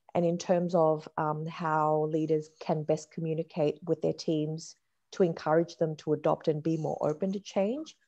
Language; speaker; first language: English; native; English